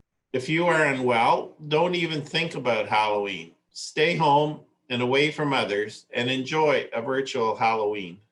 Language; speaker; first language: English; native; English